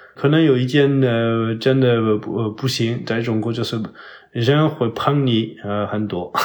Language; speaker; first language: Chinese; non-native, learner; French